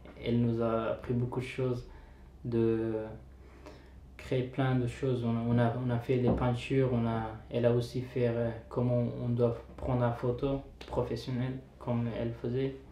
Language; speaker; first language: French; non-native, fluent; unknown